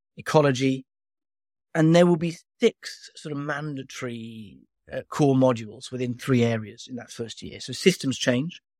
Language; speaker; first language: English; native; English